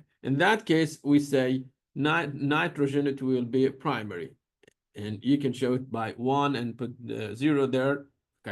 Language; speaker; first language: English; non-native, fluent; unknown